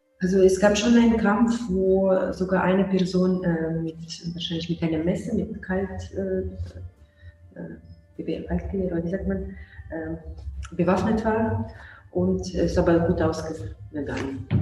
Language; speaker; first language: German; non-native, fluent; Russian